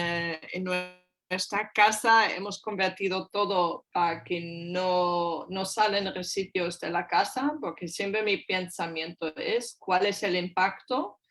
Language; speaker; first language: Spanish; non-native, fluent; German